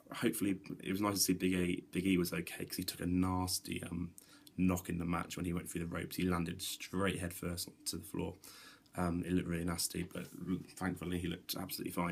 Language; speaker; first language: English; native; English